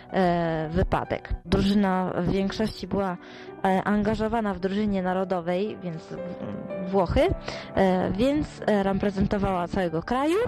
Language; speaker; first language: Polish; early bilingual, other home language; Italian